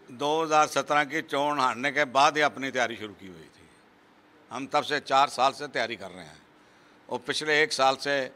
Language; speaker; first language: Hindi; non-native, local second language; Punjabi